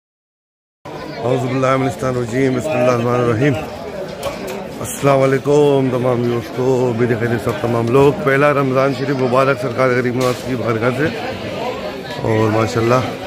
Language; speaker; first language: Urdu; native; Urdu